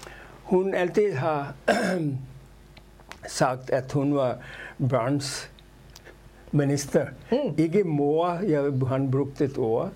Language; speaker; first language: Danish; non-native, fluent; Urdu